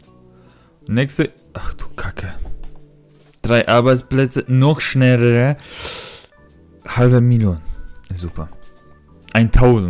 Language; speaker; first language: German; non-native, fluent; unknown